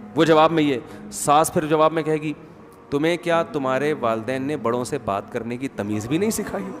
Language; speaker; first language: Urdu; native; Urdu